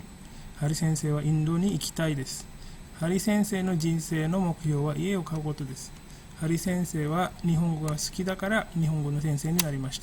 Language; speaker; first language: Japanese; non-native, fluent; Indonesian